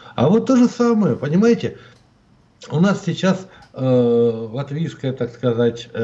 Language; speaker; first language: Russian; native; Russian